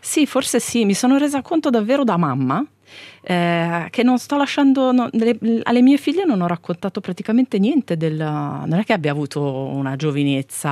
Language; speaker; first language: Italian; native; Italian